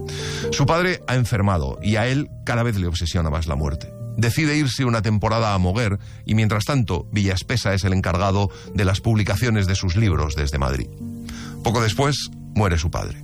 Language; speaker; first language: Spanish; native; Spanish